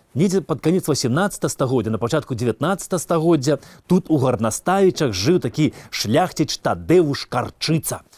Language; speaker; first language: Belarusian; native; Belarusian